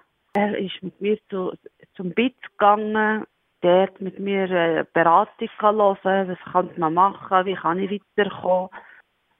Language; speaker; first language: German; non-native, learner; Arabic